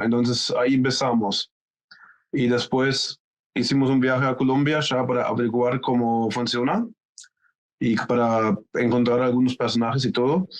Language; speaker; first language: Spanish; non-native, fluent; German